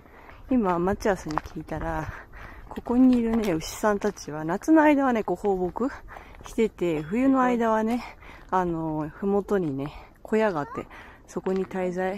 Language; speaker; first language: Japanese; native; Japanese